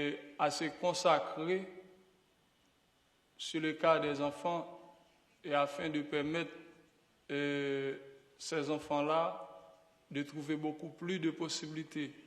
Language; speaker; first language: French; non-native, local second language; Haitian Creole